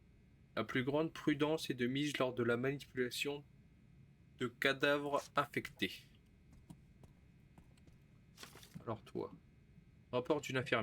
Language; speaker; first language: French; native; French